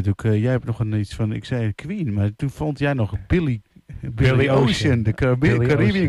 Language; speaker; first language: Dutch; native; Dutch